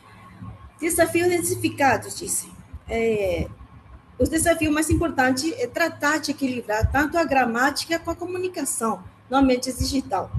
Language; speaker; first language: Portuguese; non-native, learner; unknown